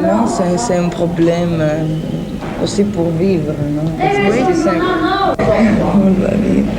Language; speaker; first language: French; non-native, learner; Italian